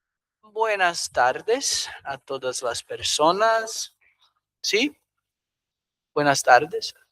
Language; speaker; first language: Spanish; non-native, fluent; Portuguese